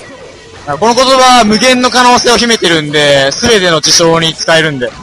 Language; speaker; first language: Japanese; native; Japanese